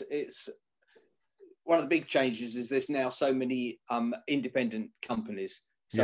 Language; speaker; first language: English; native; English